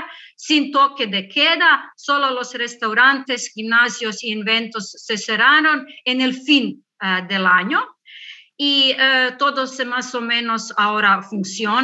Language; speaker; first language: Spanish; non-native, learner; Croatian